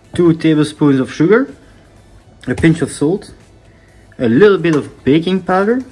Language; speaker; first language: English; non-native, fluent; French